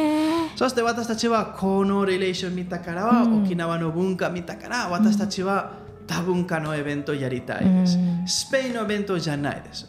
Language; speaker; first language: Japanese; non-native, learner; Catalan